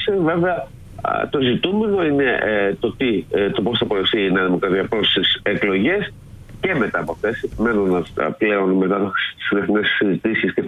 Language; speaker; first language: Greek; native; Greek